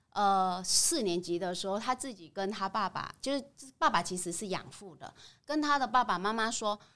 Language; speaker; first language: Chinese; non-native, fluent; Vietnamese